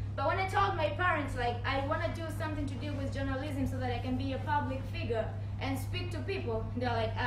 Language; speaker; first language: English; non-native, local second language; Swahili